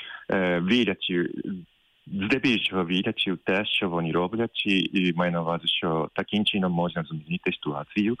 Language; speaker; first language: Ukrainian; non-native, fluent; Japanese